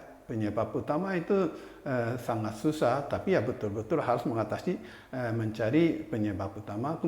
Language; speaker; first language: Indonesian; non-native, fluent; Japanese